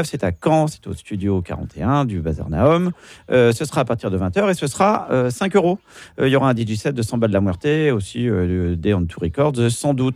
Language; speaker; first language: French; native; French